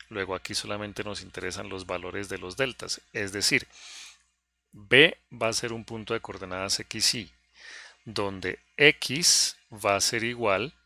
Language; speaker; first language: Spanish; native; Spanish